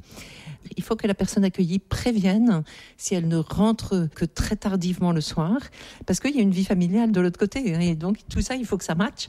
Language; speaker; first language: French; native; French